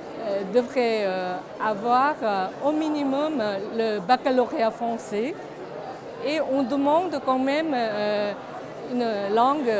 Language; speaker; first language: French; non-native, fluent; Korean